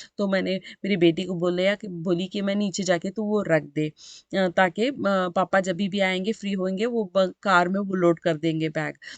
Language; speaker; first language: Hindi; non-native, local second language; Urdu